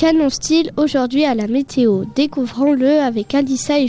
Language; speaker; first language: French; native; French